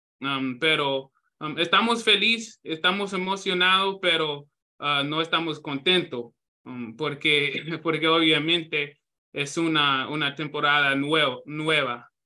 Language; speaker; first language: Spanish; non-native, learner; English